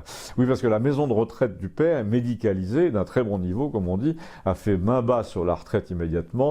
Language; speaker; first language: French; native; French